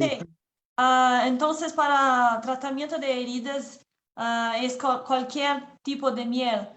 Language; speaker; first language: Spanish; non-native, learner; Portuguese